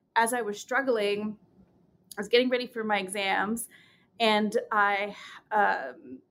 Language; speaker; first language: English; native; English